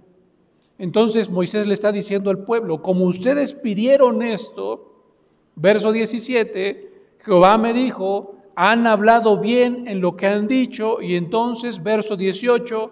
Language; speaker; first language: Spanish; native; Spanish